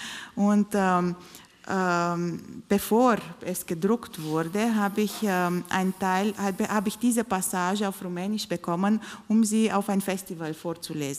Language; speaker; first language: German; non-native, fluent; Romanian